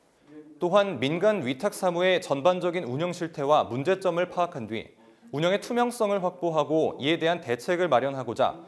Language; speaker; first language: Korean; native; Korean